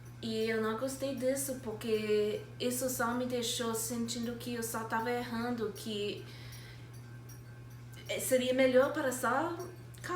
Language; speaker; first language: Portuguese; non-native, fluent; English